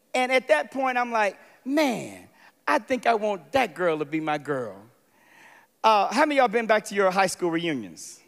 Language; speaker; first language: English; native; English